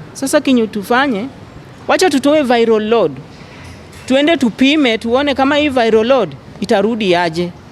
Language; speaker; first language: Swahili; non-native, local second language; Luo (Kenya and Tanzania)